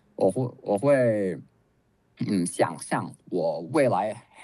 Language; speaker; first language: Chinese; non-native, fluent; English